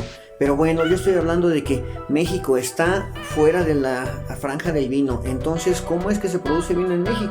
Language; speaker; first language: Spanish; native; Spanish